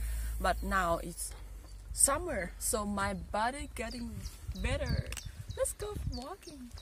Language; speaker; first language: English; non-native, learner; Thai